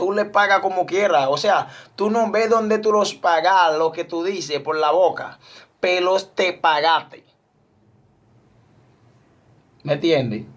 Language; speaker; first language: Spanish; non-native, learner; Haitian Creole